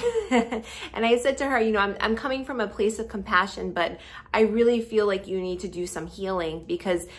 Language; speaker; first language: English; native; English